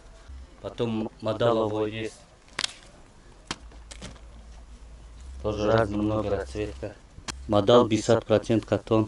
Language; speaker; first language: Russian; non-native, learner; Turkish